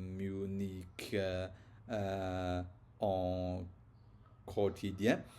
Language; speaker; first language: French; non-native, learner; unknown